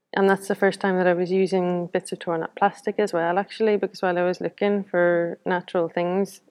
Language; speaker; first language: English; native; English